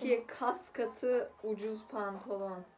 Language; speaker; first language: Turkish; native; Turkish